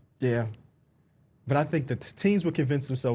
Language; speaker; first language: English; native; English